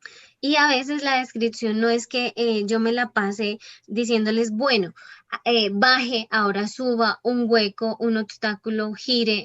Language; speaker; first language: Spanish; native; Spanish